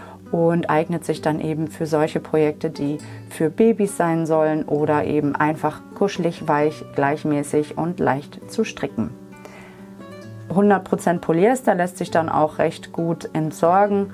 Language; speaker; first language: German; native; German